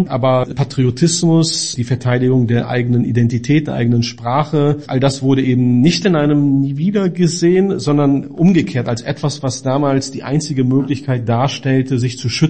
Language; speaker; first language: German; native; German